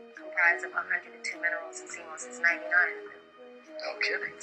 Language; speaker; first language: English; native; English